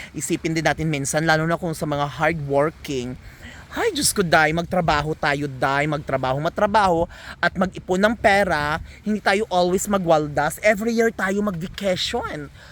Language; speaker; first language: Filipino; non-native, local second language; Cebuano